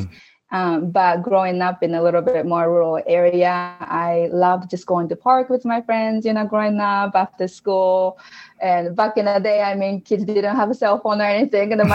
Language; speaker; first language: English; non-native, fluent; Japanese